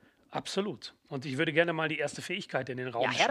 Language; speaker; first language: German; native; German